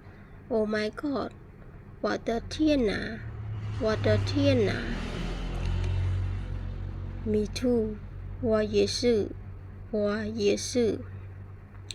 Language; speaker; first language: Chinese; non-native, learner; Khmer